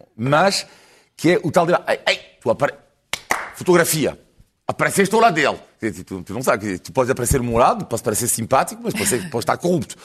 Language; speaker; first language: Portuguese; non-native, fluent; French